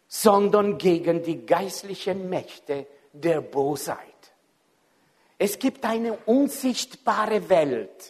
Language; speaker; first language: German; non-native, fluent; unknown